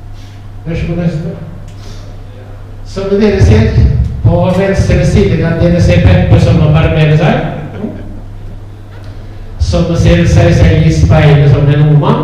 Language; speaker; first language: Norwegian; non-native, fluent; Italian